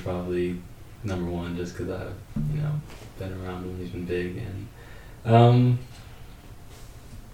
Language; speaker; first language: English; native; English